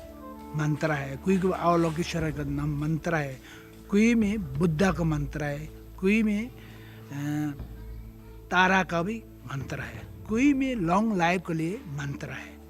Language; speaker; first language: Hindi; non-native, local second language; Nepali